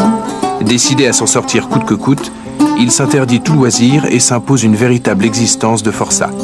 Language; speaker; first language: French; native; French